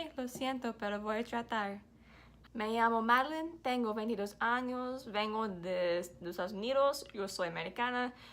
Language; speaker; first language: Spanish; non-native, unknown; English